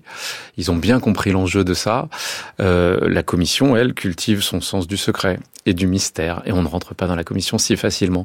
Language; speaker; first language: French; native; French